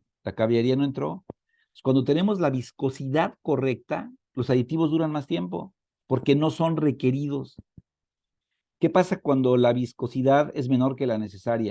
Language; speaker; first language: Spanish; native; Spanish